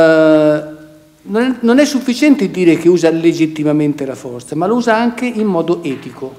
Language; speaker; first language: Italian; native; Italian